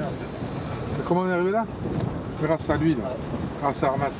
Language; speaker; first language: French; native; French